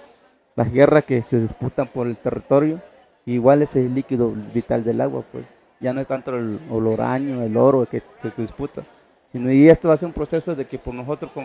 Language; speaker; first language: Spanish; non-native, local second language; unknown